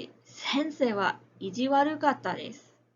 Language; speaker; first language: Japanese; non-native, fluent; English